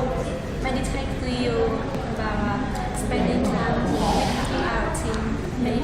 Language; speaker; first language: English; non-native, learner; Vietnamese